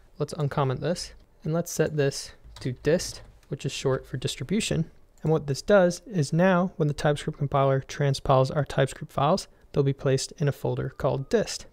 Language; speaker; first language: English; native; English